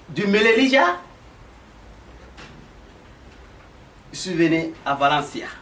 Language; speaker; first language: French; non-native, local second language; Bambara